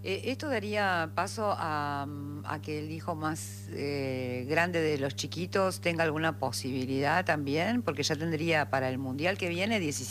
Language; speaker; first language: Spanish; native; Spanish